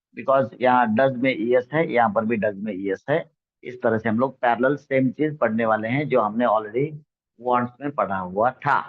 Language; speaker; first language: Hindi; non-native, local second language; Marathi